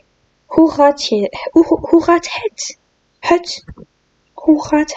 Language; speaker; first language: Dutch; non-native, learner; French